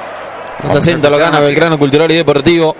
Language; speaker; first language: Spanish; native; Spanish